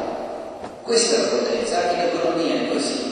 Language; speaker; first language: Italian; native; Italian